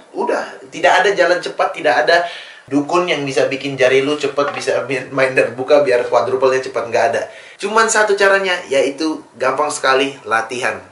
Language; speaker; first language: Indonesian; early bilingual, other home language; English